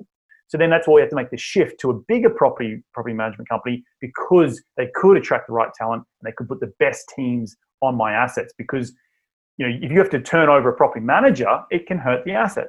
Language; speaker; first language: English; native; English